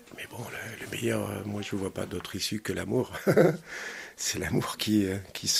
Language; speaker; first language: French; native; French